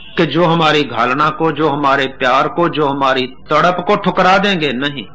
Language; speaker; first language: Hindi; non-native, local second language; Punjabi